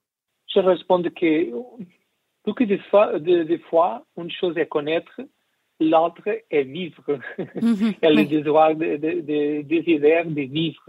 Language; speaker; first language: French; non-native, learner; Portuguese